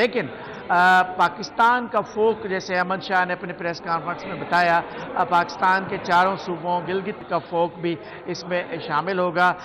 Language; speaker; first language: Urdu; native; Urdu